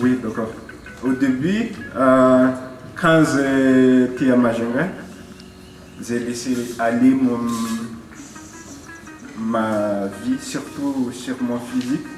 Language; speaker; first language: French; non-native, local second language; Malagasy